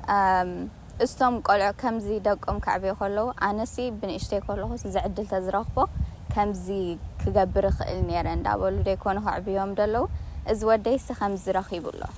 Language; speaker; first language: Tigrinya; native; Tigrinya